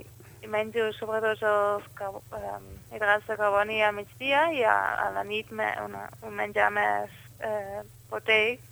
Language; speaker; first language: Catalan; non-native, fluent; Dutch